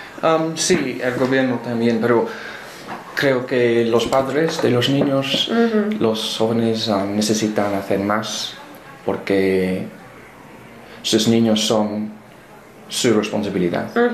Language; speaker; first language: Spanish; non-native, learner; English